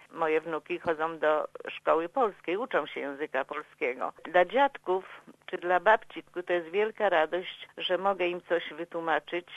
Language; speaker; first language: Polish; native; Polish